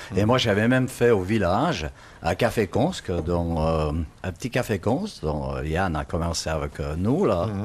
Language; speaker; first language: French; native; French